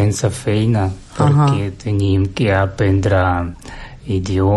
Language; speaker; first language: Catalan; non-native, learner; Russian